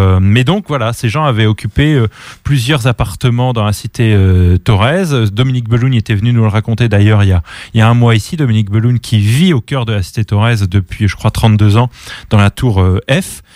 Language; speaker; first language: French; native; French